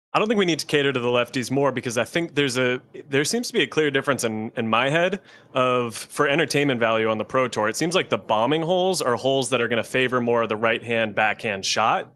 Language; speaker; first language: English; native; English